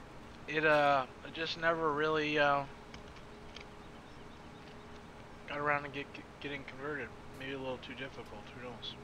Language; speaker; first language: English; native; English